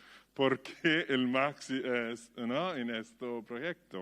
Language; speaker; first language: Spanish; non-native, learner; Italian